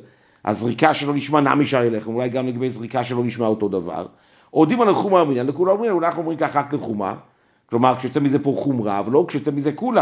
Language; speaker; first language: Hebrew; native; Hebrew